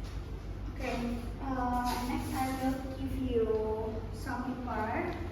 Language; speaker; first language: English; non-native, learner; Indonesian